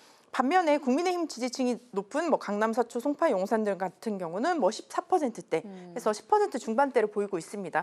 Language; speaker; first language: Korean; native; Korean